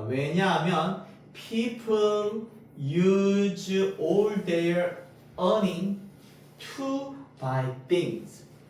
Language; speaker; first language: English; non-native, fluent; Korean